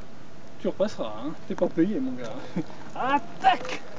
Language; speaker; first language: French; native; French